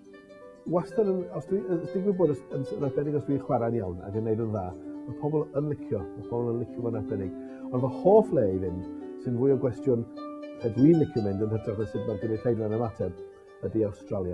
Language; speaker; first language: Welsh; native; Welsh